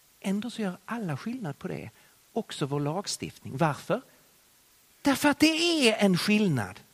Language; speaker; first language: Swedish; native; Swedish